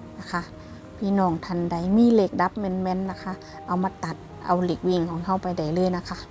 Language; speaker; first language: Thai; non-native, local second language; Northeastern Thai